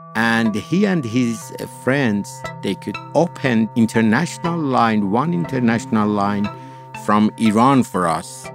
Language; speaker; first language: English; non-native, fluent; Persian